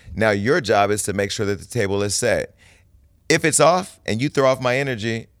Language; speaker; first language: English; native; English